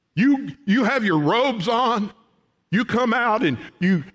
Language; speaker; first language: English; native; English